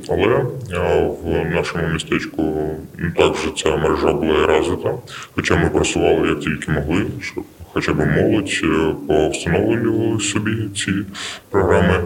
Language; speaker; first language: Ukrainian; non-native, local second language; Russian